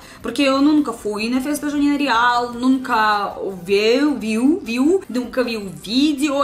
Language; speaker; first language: Portuguese; non-native, learner; Russian